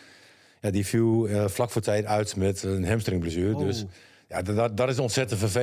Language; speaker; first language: Dutch; native; Dutch